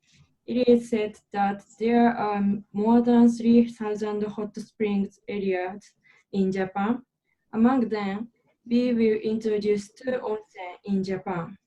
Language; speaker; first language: English; non-native, learner; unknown